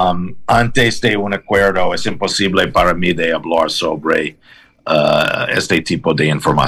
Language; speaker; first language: Spanish; non-native, learner; English